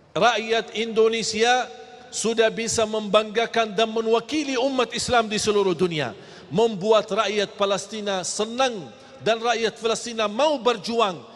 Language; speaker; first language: Malay; non-native, fluent; Arabic